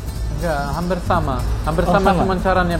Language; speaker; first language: Indonesian; non-native, fluent; Arabic